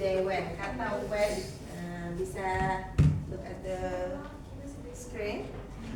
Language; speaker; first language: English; non-native, learner; Indonesian